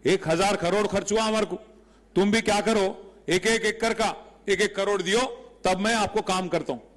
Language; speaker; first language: Hindi; non-native, local second language; Telugu